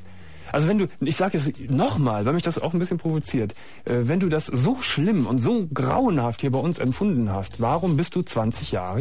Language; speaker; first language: German; native; German